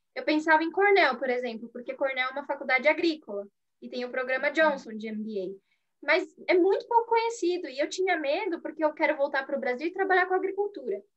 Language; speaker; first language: Portuguese; native; Portuguese